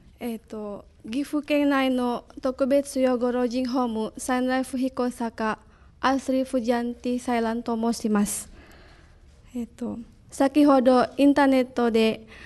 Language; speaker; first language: Japanese; non-native, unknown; Indonesian